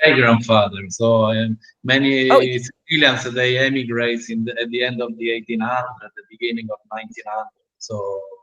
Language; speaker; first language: English; non-native, learner; Italian